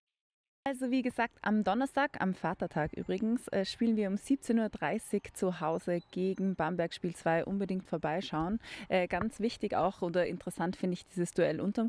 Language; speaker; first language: German; native; German